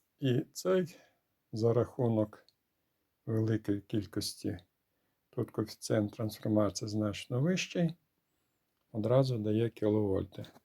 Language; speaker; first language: Ukrainian; native; Ukrainian